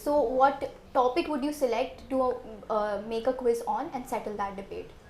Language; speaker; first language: English; non-native, local second language; Hindi